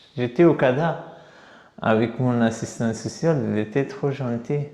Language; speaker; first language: French; non-native, learner; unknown